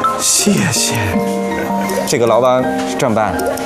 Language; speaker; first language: Chinese; non-native, learner; Swedish